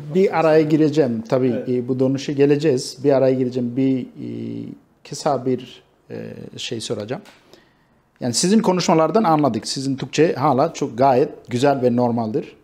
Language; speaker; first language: Turkish; non-native, fluent; Bangla